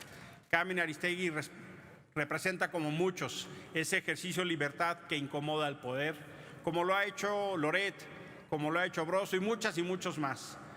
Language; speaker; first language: Spanish; native; Spanish